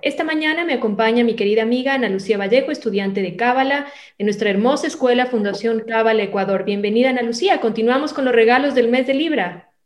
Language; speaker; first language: Spanish; native; Spanish